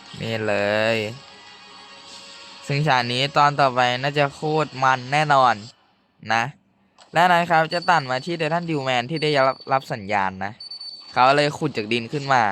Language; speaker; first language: Thai; native; Thai